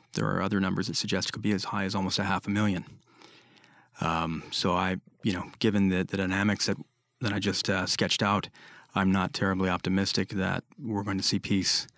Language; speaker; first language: English; native; English